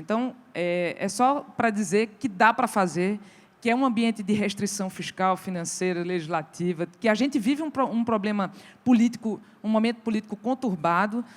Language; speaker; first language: Portuguese; native; Portuguese